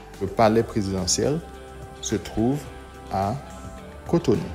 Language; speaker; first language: French; non-native, local second language; Haitian Creole